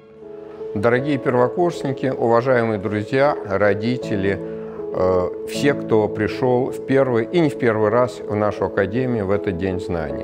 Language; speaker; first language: Russian; native; Russian